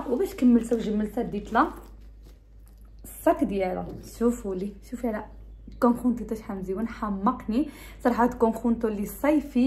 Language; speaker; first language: Arabic; early bilingual, heritage; Arabic